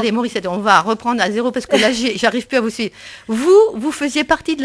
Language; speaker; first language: French; native; French